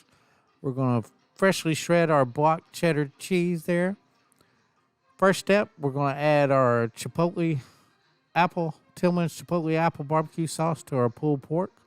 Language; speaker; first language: English; native; English